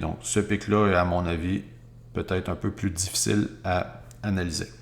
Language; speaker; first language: French; native; French